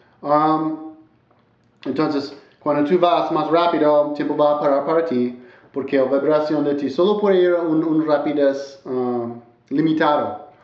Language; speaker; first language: Spanish; non-native, learner; English